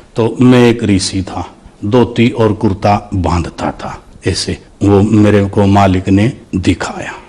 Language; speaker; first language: Hindi; native; Hindi